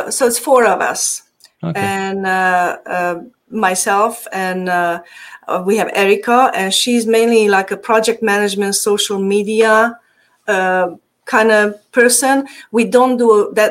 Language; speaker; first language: English; non-native, fluent; Hungarian